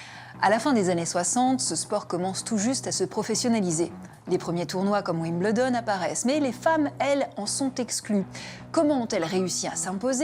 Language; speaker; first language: French; native; French